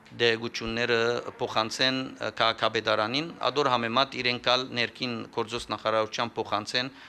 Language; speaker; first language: Armenian; early bilingual, heritage; Armenian